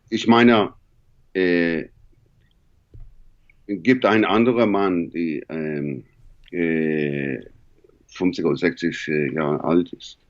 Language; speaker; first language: German; non-native, learner; English